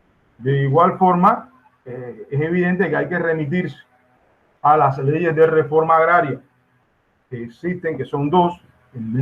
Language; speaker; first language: Spanish; native; Spanish